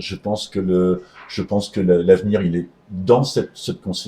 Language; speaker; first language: French; native; French